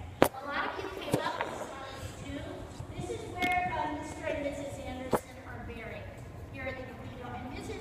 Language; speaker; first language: English; native; English